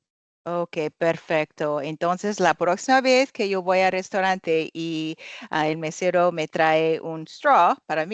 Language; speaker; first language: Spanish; non-native, learner; English